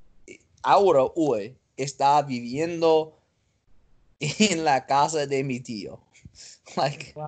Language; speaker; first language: Spanish; non-native, learner; English